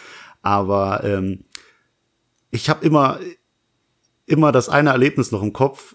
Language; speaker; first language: German; native; German